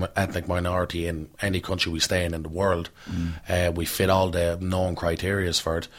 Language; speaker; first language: English; native; English